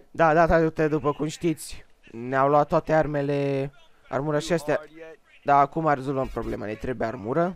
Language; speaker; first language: Romanian; native; Romanian